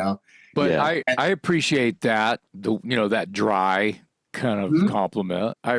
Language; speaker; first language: English; native; English